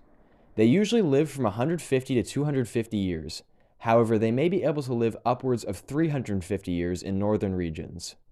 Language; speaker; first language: English; native; English